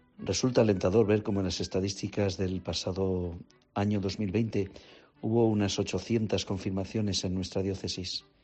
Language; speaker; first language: Spanish; native; Spanish